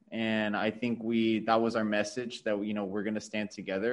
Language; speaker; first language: English; early bilingual, other home language; Spanish